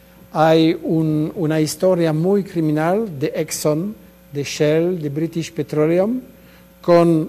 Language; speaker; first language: Spanish; non-native, fluent; French